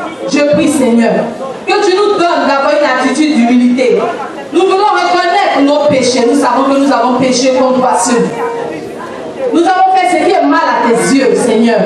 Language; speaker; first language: French; non-native, local second language; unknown